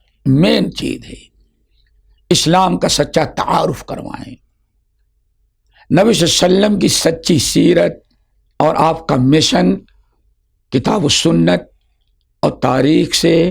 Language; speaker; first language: Urdu; native; Urdu